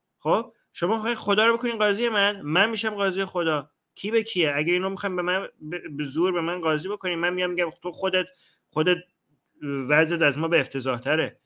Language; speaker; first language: Persian; native; Persian